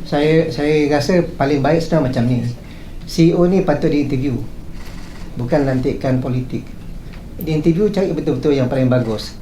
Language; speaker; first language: Malay; native; Malay